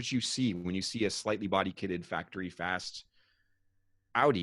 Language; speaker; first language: English; native; English